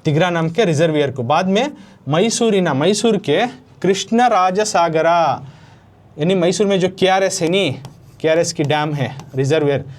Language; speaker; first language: Hindi; non-native, local second language; Kannada